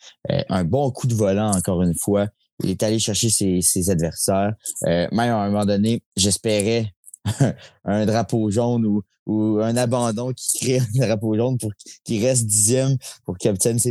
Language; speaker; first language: French; native; French